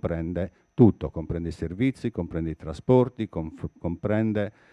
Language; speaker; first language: Italian; native; Italian